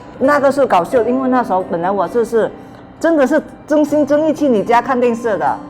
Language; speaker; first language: Chinese; non-native, local second language; Min Nan Chinese